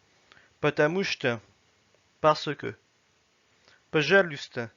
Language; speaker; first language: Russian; non-native, fluent; French